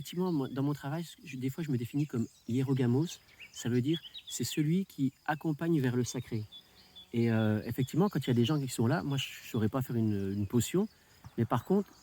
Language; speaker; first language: French; native; French